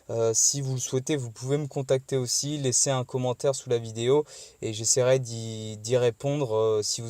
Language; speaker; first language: French; native; French